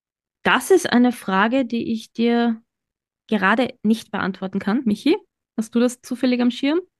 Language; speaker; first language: German; native; German